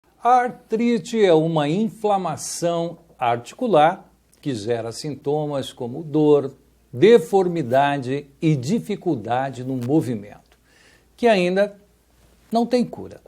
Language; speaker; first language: Portuguese; native; Portuguese